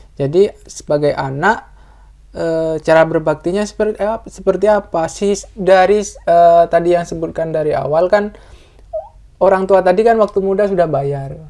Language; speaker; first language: Indonesian; non-native, local second language; Madurese